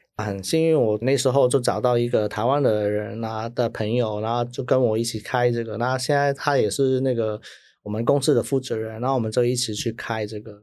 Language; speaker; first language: Chinese; non-native, local second language; Cantonese